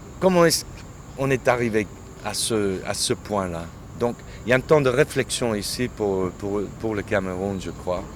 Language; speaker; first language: French; non-native, fluent; English